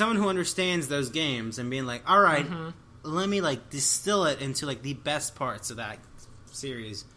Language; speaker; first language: English; native; English